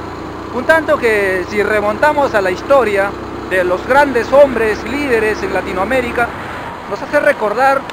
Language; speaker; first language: Spanish; native; Spanish